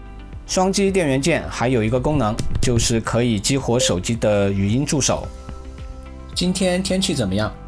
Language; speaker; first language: Chinese; native; Chinese